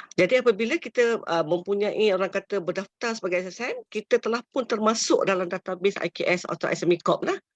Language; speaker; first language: Malay; native; Malay